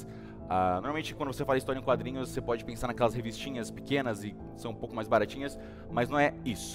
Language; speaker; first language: Portuguese; native; Portuguese